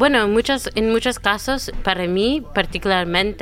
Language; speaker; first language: Spanish; non-native, fluent; English